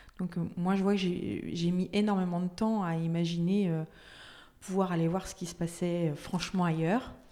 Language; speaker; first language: French; native; French